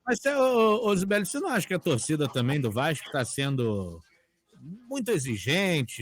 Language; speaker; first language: Portuguese; native; Portuguese